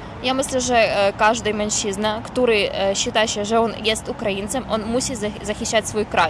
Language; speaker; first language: Polish; non-native, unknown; Ukrainian